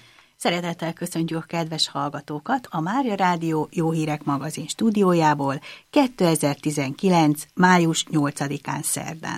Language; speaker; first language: Hungarian; native; Hungarian